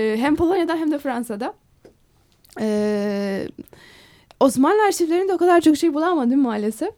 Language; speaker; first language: Turkish; non-native, fluent; Polish